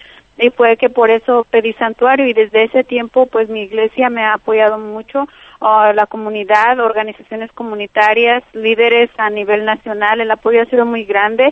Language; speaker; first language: Spanish; native; Spanish